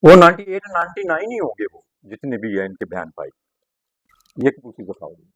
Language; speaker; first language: Hindi; non-native, local second language; Punjabi